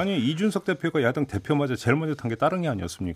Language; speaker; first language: Korean; native; Korean